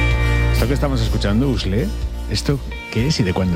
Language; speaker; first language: Spanish; native; Spanish